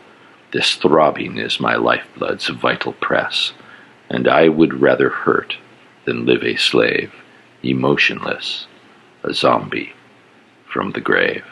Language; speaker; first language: English; native; English